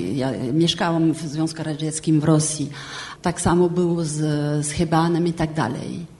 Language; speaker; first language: Polish; non-native, fluent; French